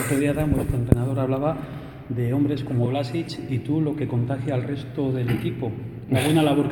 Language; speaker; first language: Spanish; native; Spanish